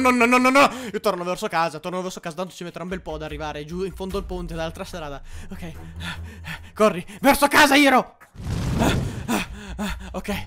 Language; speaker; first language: Italian; native; Italian